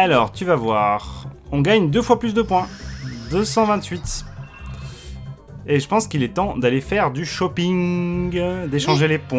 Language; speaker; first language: French; native; French